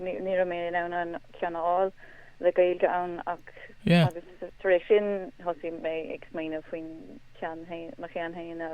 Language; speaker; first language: Irish; non-native, local second language; English